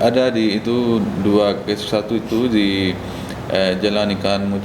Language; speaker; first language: Indonesian; non-native, learner; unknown